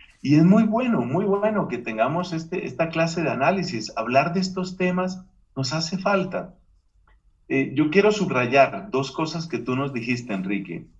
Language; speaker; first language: Spanish; native; Spanish